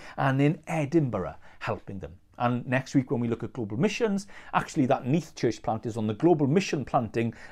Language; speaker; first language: English; native; English